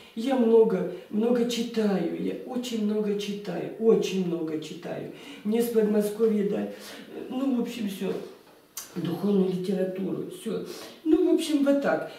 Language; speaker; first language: Russian; native; Russian